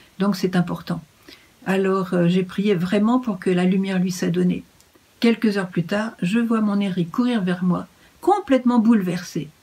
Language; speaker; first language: French; native; French